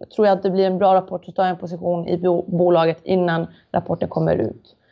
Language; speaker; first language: Swedish; native; Swedish